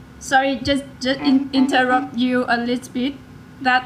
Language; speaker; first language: English; non-native, learner; Vietnamese